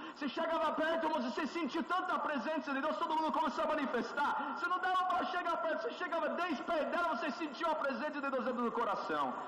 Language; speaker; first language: Portuguese; non-native, fluent; English